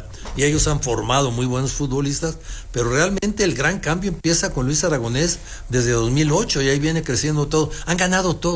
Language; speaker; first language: Spanish; native; Spanish